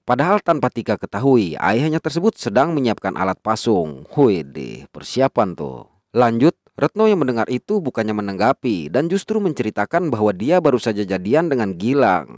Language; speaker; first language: Indonesian; native; Indonesian